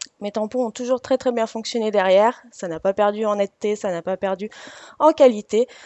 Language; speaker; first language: French; native; French